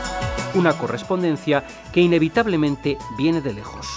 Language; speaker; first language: Spanish; native; Spanish